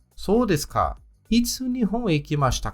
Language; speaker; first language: Japanese; non-native, learner; Portuguese